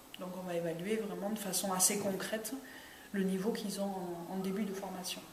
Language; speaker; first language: French; native; French